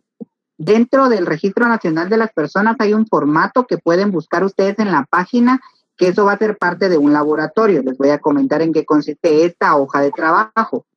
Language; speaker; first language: Spanish; native; Spanish